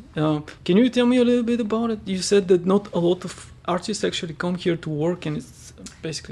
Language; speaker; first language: English; non-native, fluent; Bulgarian